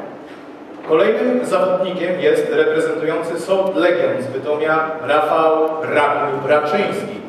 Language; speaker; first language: Polish; native; Polish